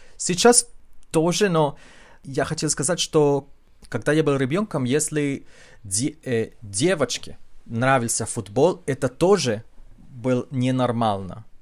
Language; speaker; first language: Russian; non-native, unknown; Spanish